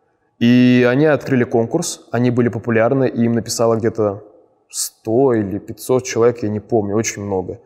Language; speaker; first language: Russian; native; Russian